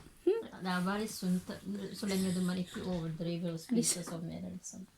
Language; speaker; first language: Norwegian; non-native, fluent; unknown